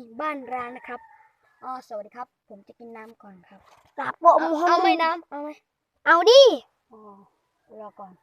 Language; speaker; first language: Thai; native; Thai